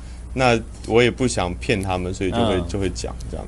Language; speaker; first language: Chinese; native; Chinese